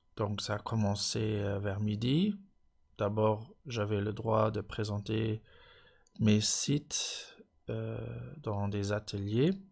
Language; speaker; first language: French; non-native, local second language; Luxembourgish